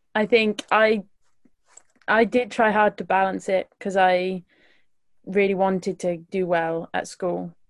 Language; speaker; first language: English; native; English